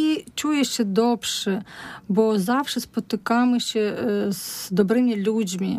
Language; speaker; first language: Polish; non-native, learner; Russian